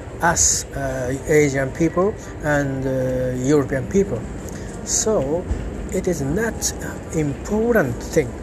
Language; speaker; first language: English; non-native, learner; Japanese